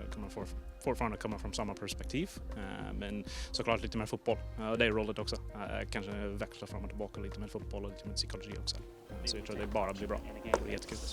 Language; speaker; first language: Swedish; non-native, fluent; English